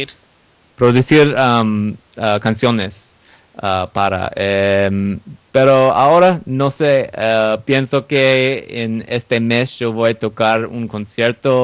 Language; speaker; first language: Spanish; non-native, learner; English